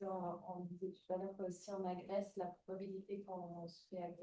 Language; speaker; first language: French; non-native, fluent; Spanish